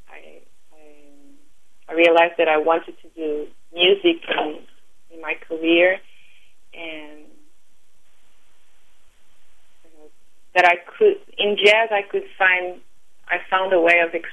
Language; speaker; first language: English; non-native, fluent; Portuguese